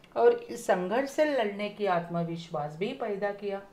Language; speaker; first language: Hindi; non-native, local second language; Marathi